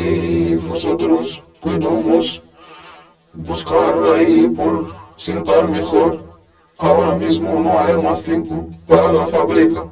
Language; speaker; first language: Spanish; non-native, learner; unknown